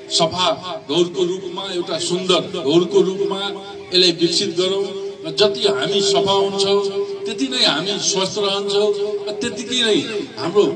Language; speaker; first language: Nepali; non-native, local second language; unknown